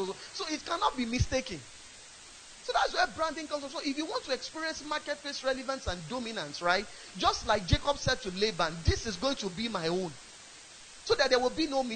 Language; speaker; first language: English; non-native, local second language; Yoruba